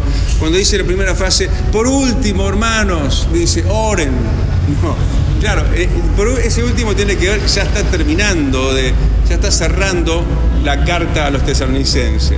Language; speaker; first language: Spanish; native; Spanish